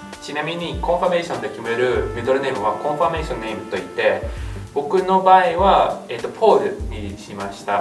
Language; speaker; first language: Japanese; non-native, fluent; English